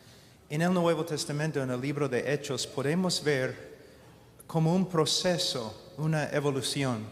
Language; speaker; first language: Spanish; non-native, fluent; English